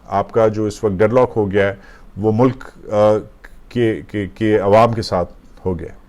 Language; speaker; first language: Urdu; native; Urdu